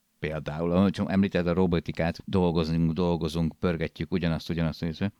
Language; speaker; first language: Hungarian; native; Hungarian